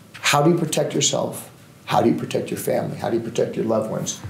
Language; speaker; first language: English; native; English